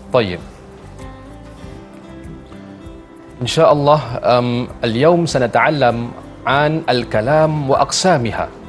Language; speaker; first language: Arabic; non-native, fluent; Malay